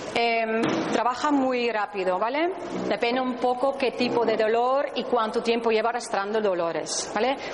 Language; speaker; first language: Spanish; non-native, fluent; Dutch